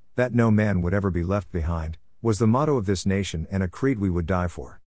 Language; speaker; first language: English; native; English